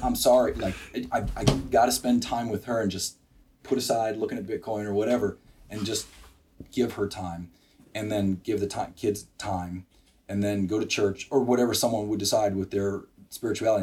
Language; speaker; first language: English; native; English